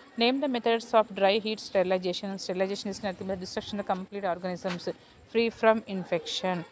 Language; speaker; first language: English; non-native, local second language; Telugu